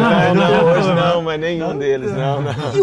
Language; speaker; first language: Portuguese; native; Portuguese